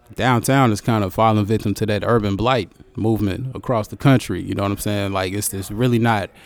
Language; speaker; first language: English; native; English